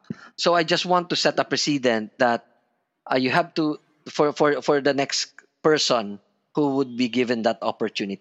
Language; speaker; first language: English; non-native, local second language; Filipino